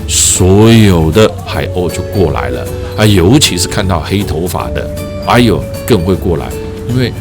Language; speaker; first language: Chinese; native; Chinese